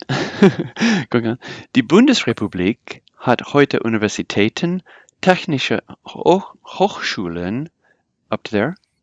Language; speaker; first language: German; non-native, fluent; English